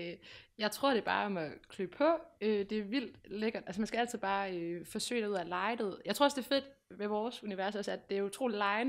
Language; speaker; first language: Danish; native; Danish